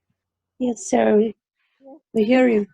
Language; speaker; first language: English; non-native, learner; Central Kurdish